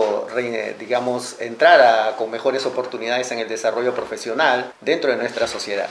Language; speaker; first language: Spanish; native; Spanish